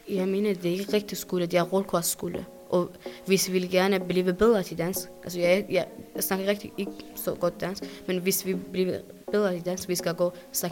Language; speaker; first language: Danish; non-native, learner; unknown